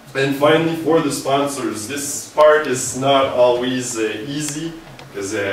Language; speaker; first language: English; native; English